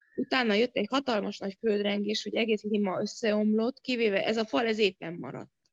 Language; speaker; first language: Hungarian; native; Hungarian